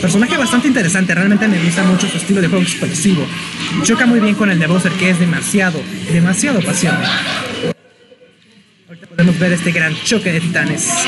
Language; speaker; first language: Spanish; native; Spanish